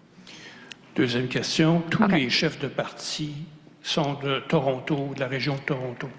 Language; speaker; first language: French; native; French